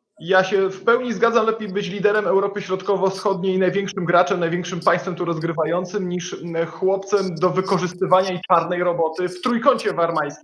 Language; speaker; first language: Polish; native; Polish